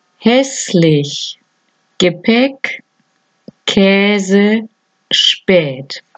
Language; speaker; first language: German; non-native, fluent; Spanish